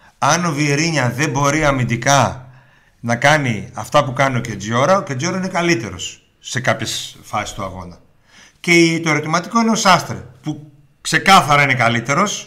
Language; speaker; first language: Greek; early bilingual, heritage; Greek